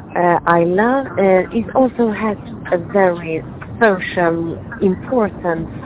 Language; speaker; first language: English; non-native, fluent; Swedish